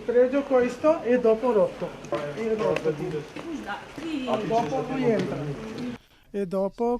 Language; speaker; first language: Italian; non-native, learner; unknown